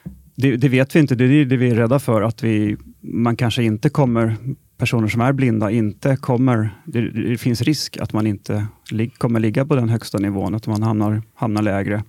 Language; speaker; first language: Swedish; native; Swedish